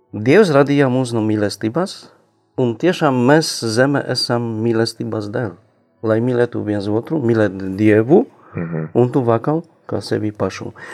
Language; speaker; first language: Latvian; non-native, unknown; Polish